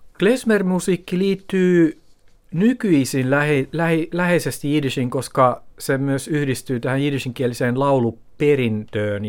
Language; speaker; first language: Finnish; native; Finnish